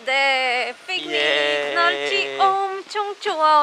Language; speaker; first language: Korean; non-native, learner; Spanish